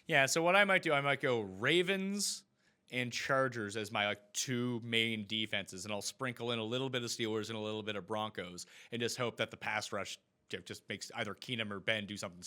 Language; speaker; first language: English; native; English